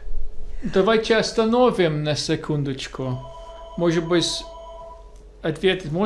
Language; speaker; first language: Russian; non-native, fluent; English